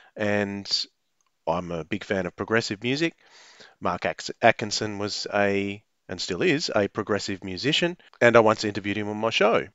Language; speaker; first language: English; native; English